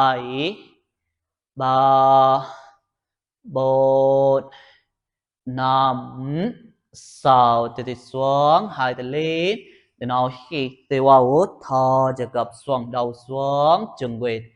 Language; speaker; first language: Vietnamese; non-native, learner; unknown